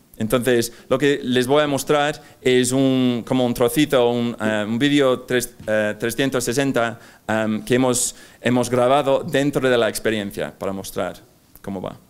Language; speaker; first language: Spanish; non-native, fluent; English